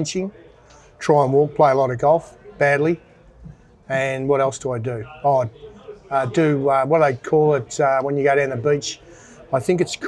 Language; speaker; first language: English; native; English